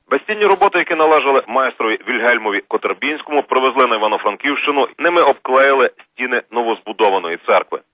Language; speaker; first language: Ukrainian; native; Ukrainian